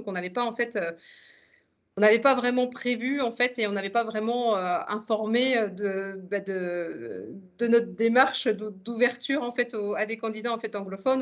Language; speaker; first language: French; native; French